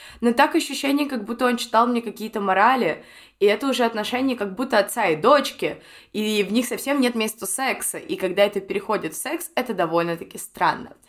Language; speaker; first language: Russian; native; Russian